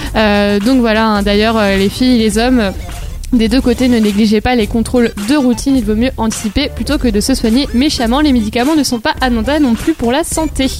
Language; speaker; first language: French; native; French